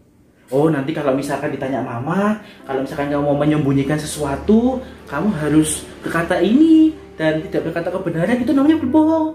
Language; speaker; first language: Indonesian; native; Indonesian